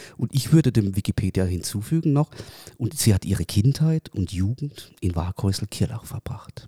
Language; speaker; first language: German; native; German